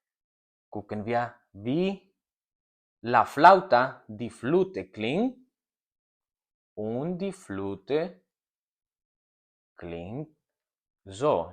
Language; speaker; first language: German; non-native, learner; Spanish